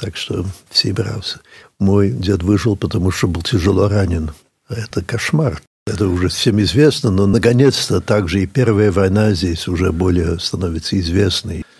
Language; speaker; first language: Russian; early bilingual, heritage; English